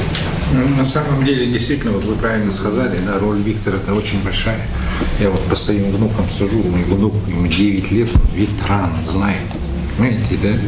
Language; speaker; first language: Russian; native; Russian